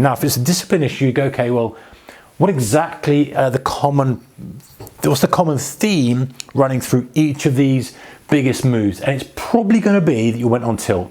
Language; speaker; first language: English; native; English